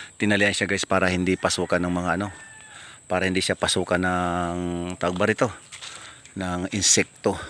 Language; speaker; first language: Filipino; native; Filipino